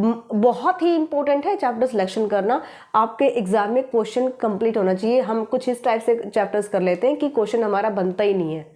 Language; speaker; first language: Hindi; native; Hindi